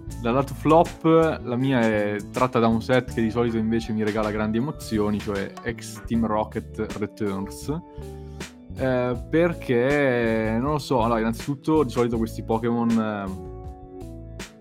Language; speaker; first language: Italian; native; Italian